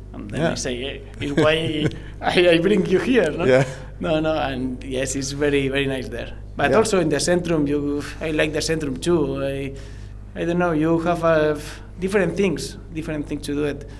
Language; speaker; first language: English; non-native, learner; Spanish